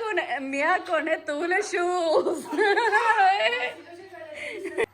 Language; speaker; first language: French; non-native, learner; Malayalam